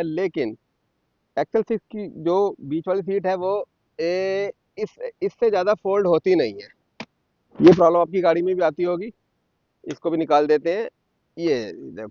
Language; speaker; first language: Hindi; native; Hindi